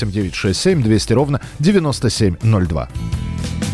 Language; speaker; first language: Russian; native; Russian